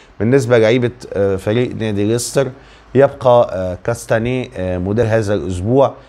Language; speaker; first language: Arabic; native; Arabic